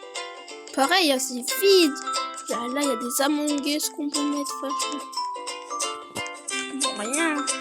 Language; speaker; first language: French; native; French